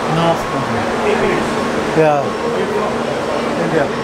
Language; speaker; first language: Spanish; non-native, learner; Malayalam